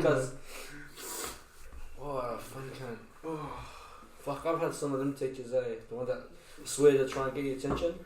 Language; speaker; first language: English; native; English